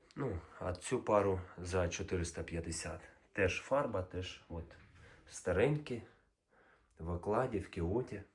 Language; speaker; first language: Ukrainian; native; Ukrainian